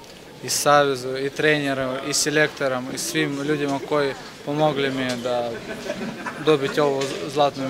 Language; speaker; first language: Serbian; non-native, learner; Russian